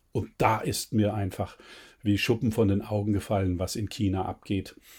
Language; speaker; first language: German; native; German